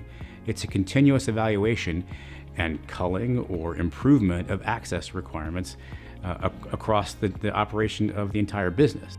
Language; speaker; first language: English; native; English